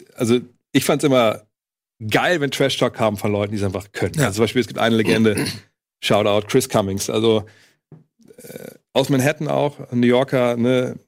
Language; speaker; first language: German; native; German